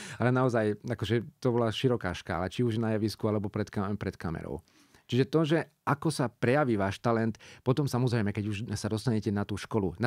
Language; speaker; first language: Slovak; non-native, local second language; Hungarian